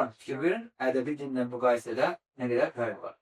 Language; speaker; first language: Arabic; non-native, fluent; Azerbaijani